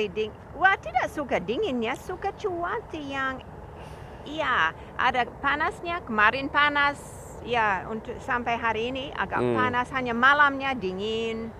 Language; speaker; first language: Indonesian; non-native, fluent; English